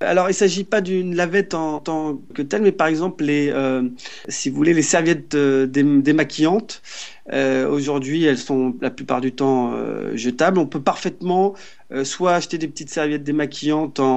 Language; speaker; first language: French; native; French